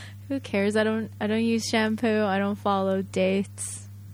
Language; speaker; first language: English; early bilingual, other home language; Japanese